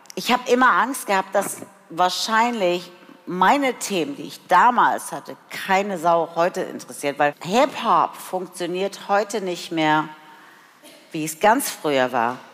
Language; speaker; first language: German; early bilingual, other home language; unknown